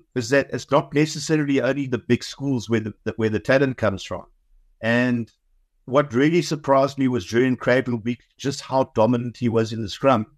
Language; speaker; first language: English; native; English